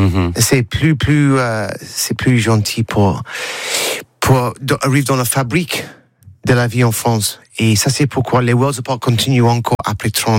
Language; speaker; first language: French; non-native, learner; English